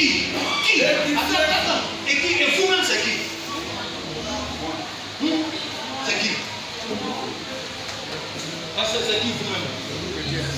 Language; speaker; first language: French; native; French